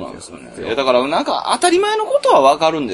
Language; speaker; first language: Japanese; native; Japanese